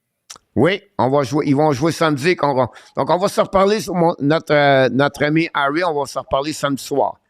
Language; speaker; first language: French; native; French